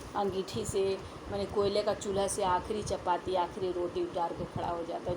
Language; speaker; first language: Hindi; native; Hindi